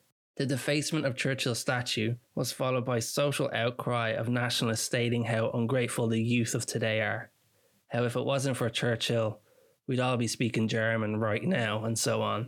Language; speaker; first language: English; native; English